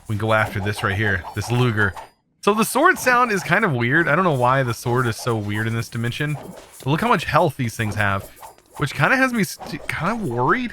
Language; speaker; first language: English; native; English